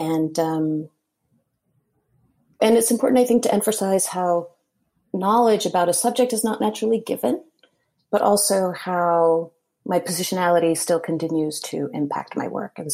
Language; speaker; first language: English; native; English